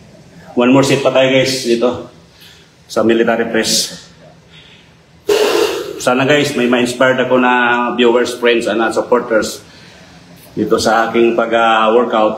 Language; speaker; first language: Filipino; native; Filipino